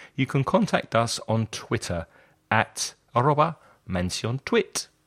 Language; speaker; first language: English; native; English